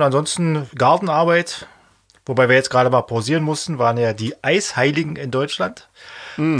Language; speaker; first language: German; native; German